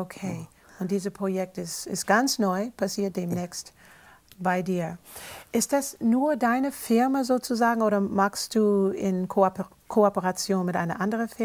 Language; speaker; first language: German; non-native, fluent; English